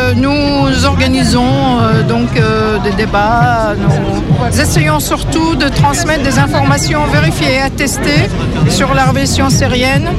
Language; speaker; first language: French; non-native, fluent; Kurdish